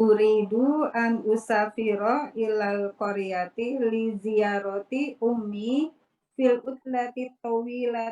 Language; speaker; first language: Arabic; non-native, learner; Indonesian